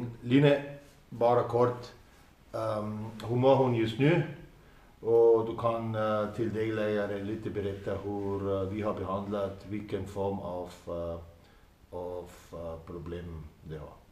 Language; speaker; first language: Swedish; non-native, fluent; German